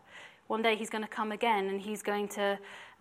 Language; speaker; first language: English; native; English